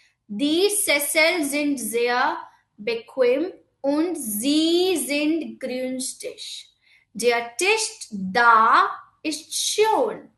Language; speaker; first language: German; non-native, fluent; Hindi